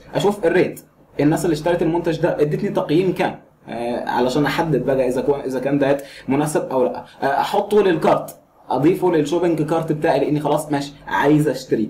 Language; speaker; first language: Arabic; native; Arabic